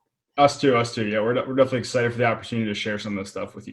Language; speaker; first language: English; native; English